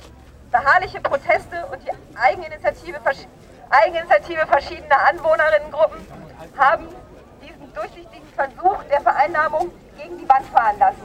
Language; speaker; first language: German; native; German